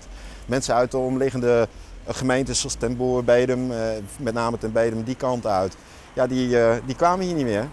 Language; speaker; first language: Dutch; native; Dutch